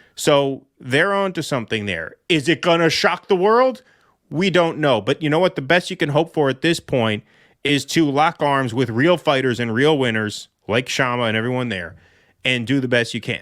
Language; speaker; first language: English; native; English